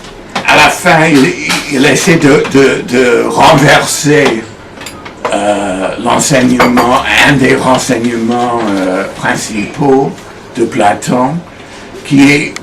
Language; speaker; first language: French; non-native, fluent; English